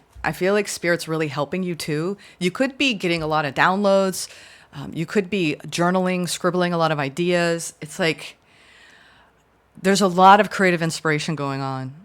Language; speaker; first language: English; native; English